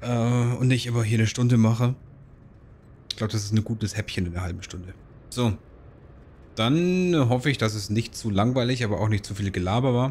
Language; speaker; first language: German; native; German